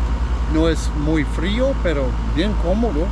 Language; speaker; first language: Spanish; non-native, fluent; English